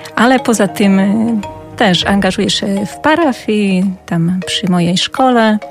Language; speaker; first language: Polish; non-native, fluent; Hungarian